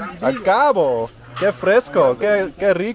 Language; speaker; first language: Spanish; non-native, learner; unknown